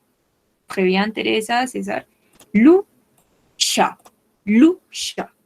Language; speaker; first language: French; non-native, fluent; Spanish